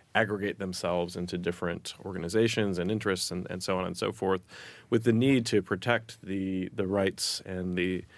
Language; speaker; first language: English; native; English